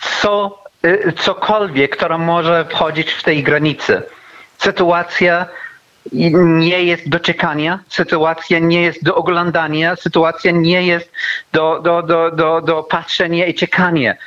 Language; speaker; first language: Polish; non-native, learner; Arabic